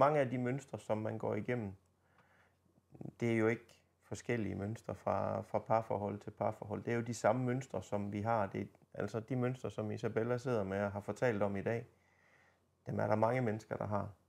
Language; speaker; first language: Danish; native; Danish